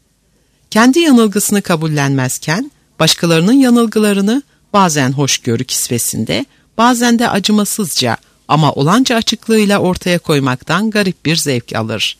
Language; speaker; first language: Turkish; native; Turkish